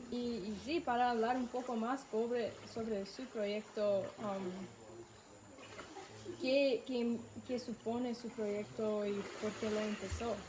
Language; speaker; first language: Spanish; non-native, learner; English